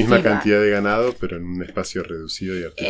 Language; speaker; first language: Spanish; native; Spanish